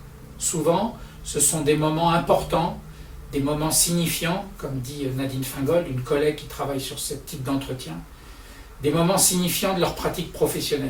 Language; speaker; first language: French; native; French